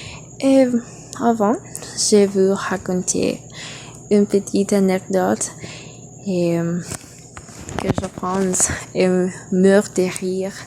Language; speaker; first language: French; non-native, learner; Spanish